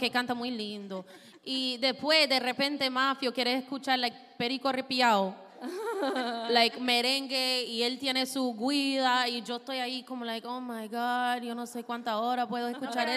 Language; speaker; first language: Spanish; non-native, fluent; English